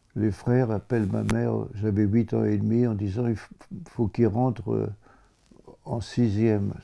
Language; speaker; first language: French; native; French